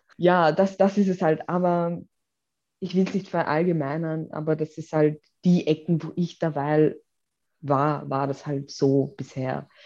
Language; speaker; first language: German; native; German